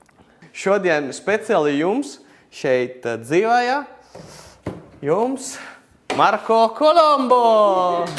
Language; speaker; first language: Latvian; non-native, learner; Italian